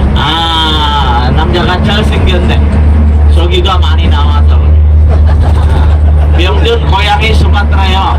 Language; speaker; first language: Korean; non-native, learner; Indonesian